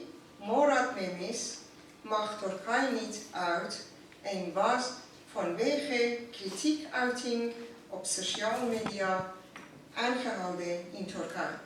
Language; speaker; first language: Dutch; non-native, fluent; Persian